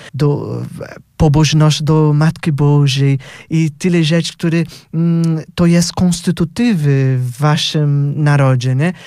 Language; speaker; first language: Polish; non-native, fluent; Portuguese